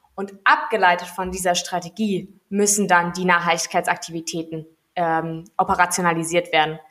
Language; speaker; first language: German; native; German